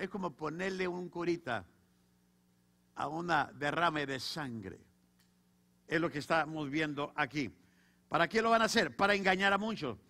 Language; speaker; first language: Spanish; native; Spanish